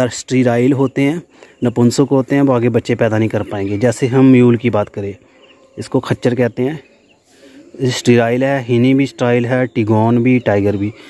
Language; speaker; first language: Hindi; non-native, local second language; Punjabi